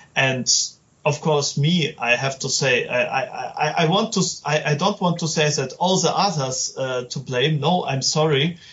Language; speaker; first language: English; non-native, learner; German